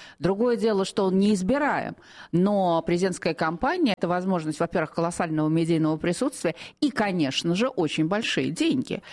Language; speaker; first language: Russian; native; Russian